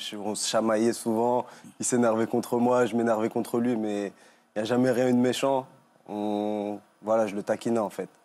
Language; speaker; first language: French; native; French